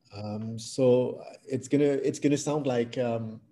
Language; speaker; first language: English; non-native, fluent; French